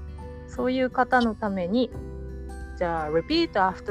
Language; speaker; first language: Japanese; native; Japanese